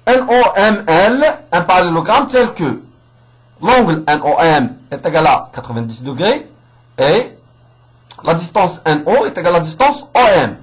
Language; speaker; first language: French; non-native, local second language; Arabic